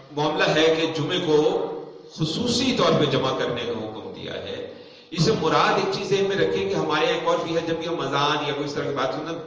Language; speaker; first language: Urdu; non-native, local second language; Punjabi